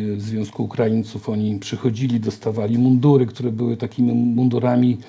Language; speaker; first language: Polish; native; Polish